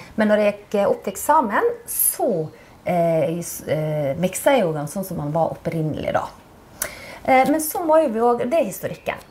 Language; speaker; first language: Norwegian; native; Norwegian